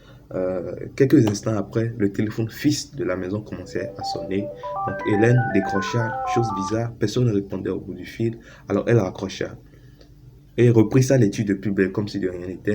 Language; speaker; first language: French; native; French